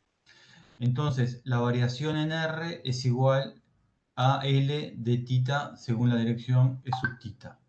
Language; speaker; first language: Spanish; native; Spanish